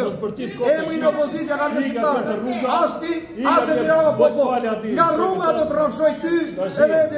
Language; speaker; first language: Albanian; native; Albanian